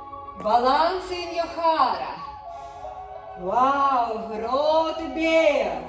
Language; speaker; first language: Dutch; non-native, learner; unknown